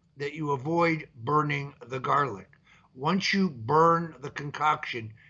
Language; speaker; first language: English; early bilingual, other home language; Italian